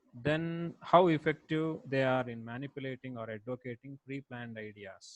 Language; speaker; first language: English; non-native, local second language; Kannada